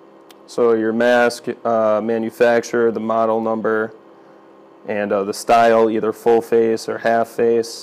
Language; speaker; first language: English; native; English